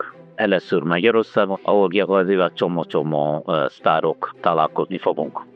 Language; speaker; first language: Hungarian; non-native, fluent; Italian